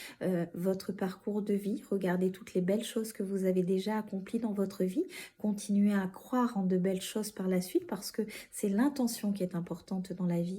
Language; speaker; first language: French; native; French